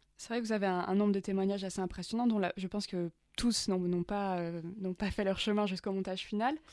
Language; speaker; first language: French; native; French